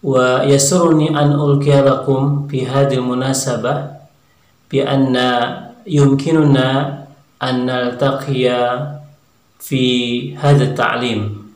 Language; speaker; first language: Arabic; non-native, fluent; Indonesian